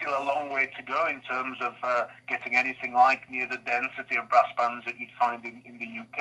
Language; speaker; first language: English; native; English